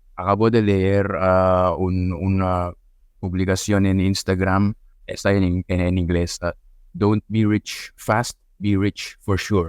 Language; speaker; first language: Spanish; non-native, fluent; Filipino